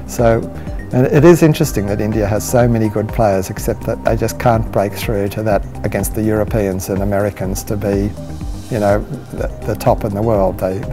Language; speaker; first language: English; native; English